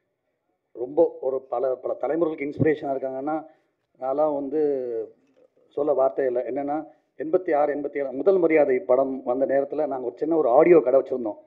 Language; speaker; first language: Tamil; native; Tamil